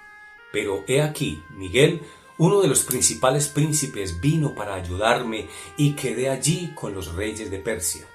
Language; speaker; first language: Spanish; native; Spanish